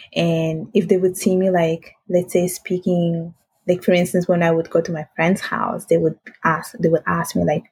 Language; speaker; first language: English; non-native, fluent; Italian